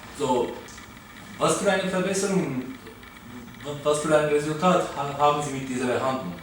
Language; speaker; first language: German; non-native, learner; Turkish